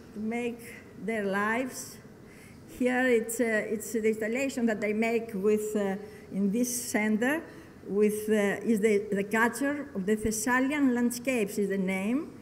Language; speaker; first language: English; non-native, learner; Greek